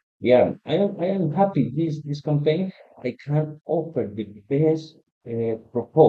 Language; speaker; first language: English; non-native, learner; Spanish